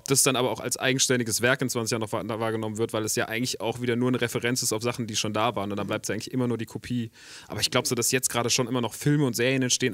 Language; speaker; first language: German; native; German